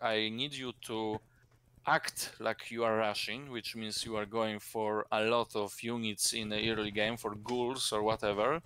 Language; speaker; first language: English; non-native, fluent; Polish